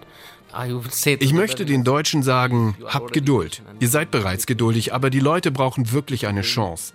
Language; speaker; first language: German; non-native, fluent; Arabic